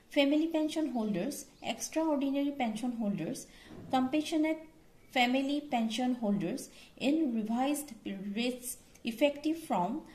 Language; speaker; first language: English; non-native, local second language; Assamese